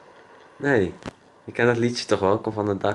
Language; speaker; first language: Dutch; native; Dutch